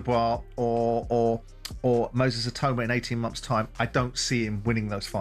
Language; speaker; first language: English; native; English